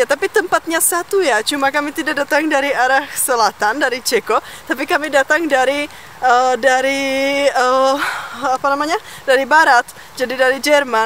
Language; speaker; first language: Indonesian; non-native, fluent; Czech